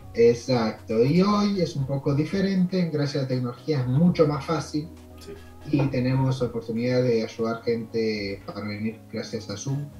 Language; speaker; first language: Spanish; early bilingual, heritage; Spanish